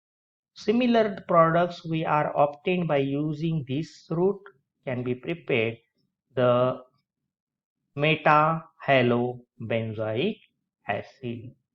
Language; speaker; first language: English; non-native, local second language; Marathi